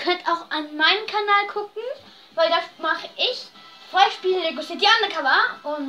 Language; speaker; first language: German; native; German